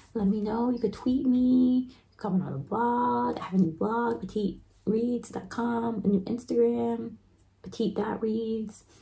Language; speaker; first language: English; native; English